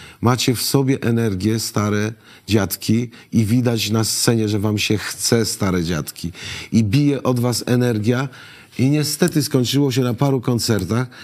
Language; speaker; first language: Polish; native; Polish